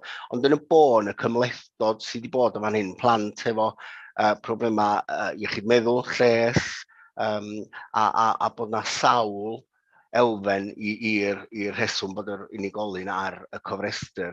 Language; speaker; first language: Welsh; native; Welsh